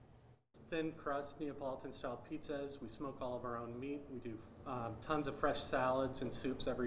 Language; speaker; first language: English; native; English